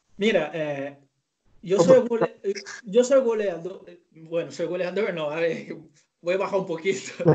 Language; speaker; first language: Spanish; non-native, fluent; Portuguese